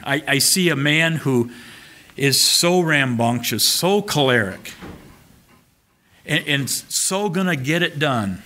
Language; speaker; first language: English; native; English